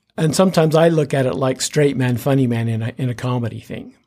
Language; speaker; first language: English; native; English